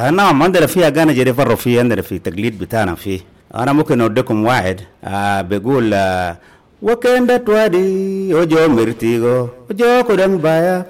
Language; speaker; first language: Arabic; non-native, local second language; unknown